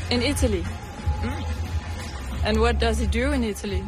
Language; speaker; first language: English; non-native, fluent; Danish